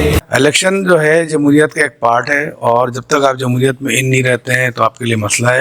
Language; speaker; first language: Urdu; native; Urdu